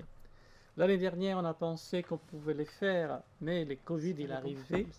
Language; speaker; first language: French; non-native, fluent; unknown